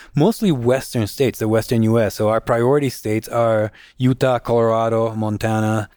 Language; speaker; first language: English; non-native, fluent; Spanish